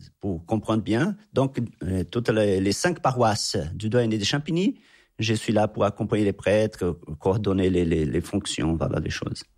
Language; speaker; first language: French; non-native, fluent; Portuguese